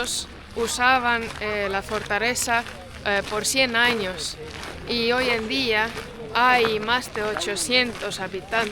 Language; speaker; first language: Spanish; non-native, fluent; Estonian